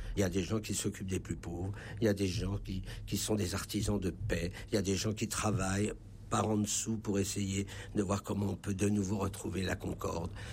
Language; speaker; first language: French; native; French